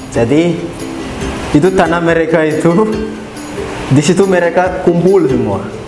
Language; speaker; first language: Malay; non-native, fluent; Malagasy